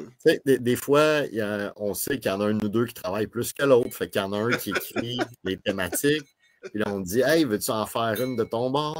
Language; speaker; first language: French; native; French